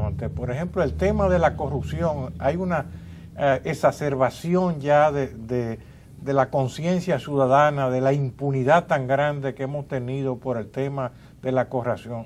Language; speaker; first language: Spanish; native; Spanish